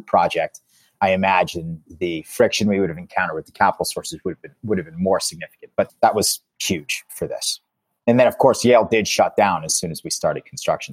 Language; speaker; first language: English; native; English